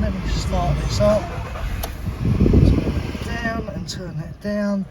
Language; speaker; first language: English; native; English